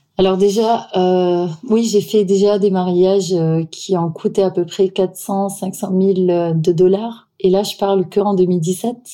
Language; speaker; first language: French; non-native, fluent; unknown